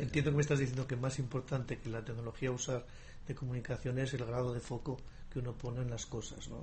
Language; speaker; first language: Spanish; native; Spanish